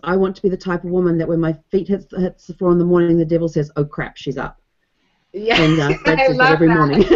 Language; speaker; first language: English; native; English